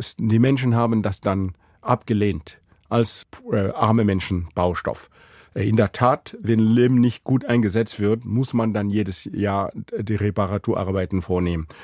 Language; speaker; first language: German; non-native, fluent; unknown